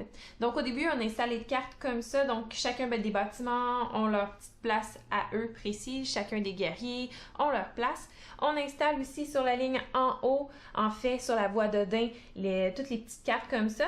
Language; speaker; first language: French; native; French